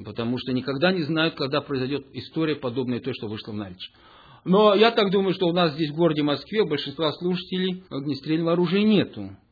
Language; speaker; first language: Russian; early bilingual, heritage; Russian